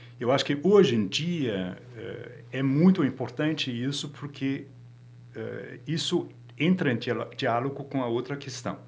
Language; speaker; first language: Portuguese; non-native, fluent; Danish